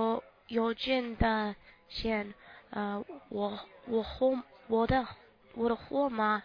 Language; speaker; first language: Chinese; non-native, learner; English